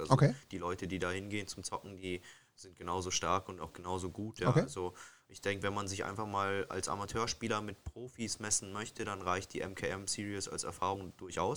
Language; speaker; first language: German; native; German